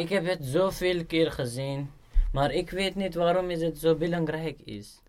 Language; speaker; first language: Dutch; non-native, learner; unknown